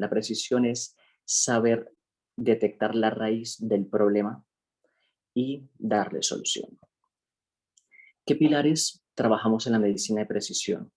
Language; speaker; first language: Spanish; native; Spanish